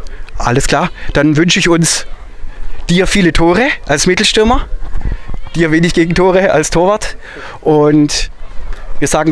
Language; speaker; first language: German; native; German